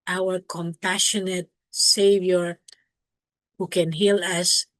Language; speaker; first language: English; non-native, local second language; Filipino